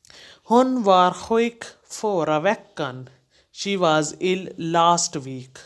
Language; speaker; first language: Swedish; non-native, fluent; Hindi